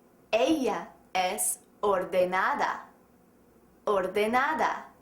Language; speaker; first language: Spanish; non-native, fluent; English